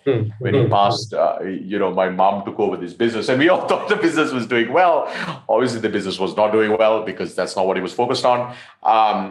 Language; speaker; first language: English; non-native, local second language; Tamil